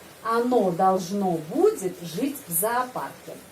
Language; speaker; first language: Russian; non-native, fluent; Indonesian